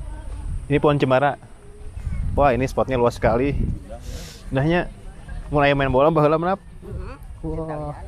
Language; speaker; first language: Indonesian; native; Indonesian